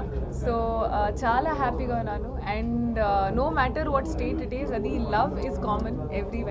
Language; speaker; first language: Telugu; non-native, learner; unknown